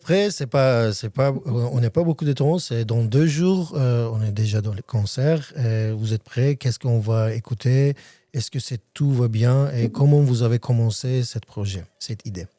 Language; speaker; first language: French; non-native, learner; Armenian